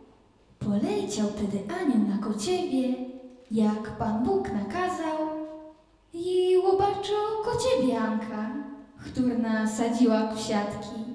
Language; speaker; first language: Polish; native; Polish